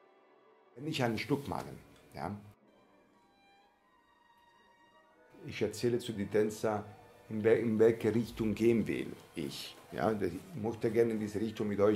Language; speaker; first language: German; non-native, fluent; Italian